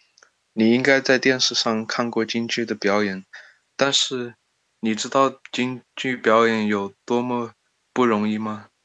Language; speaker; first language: Chinese; early bilingual, heritage; Chinese